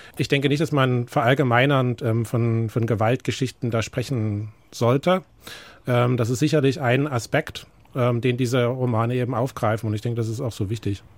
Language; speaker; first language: German; native; German